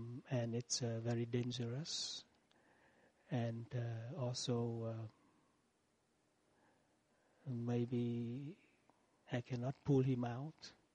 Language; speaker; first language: English; non-native, fluent; Vietnamese